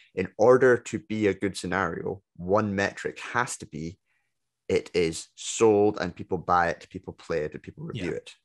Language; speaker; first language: English; native; English